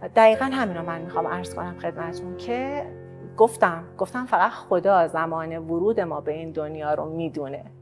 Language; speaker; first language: Persian; native; Persian